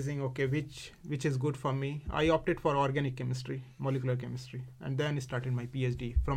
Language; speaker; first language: English; non-native, local second language; Hindi